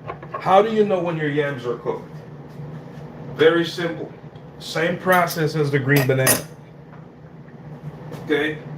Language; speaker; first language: English; native; English